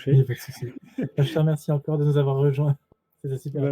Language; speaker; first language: French; native; French